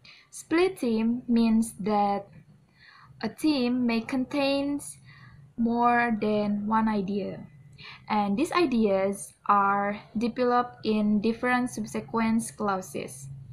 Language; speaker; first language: English; non-native, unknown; Indonesian